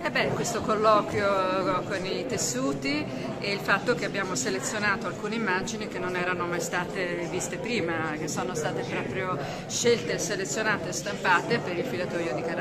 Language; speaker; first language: Italian; native; Italian